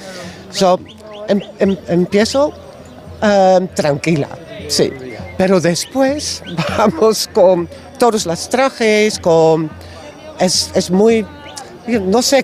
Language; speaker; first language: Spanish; non-native, learner; Dutch